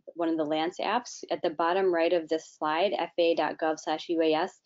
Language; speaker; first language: English; native; English